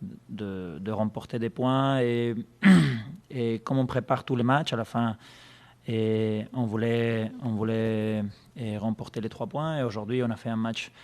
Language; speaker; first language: French; non-native, fluent; Spanish